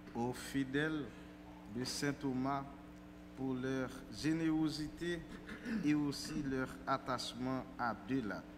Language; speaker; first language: French; native; French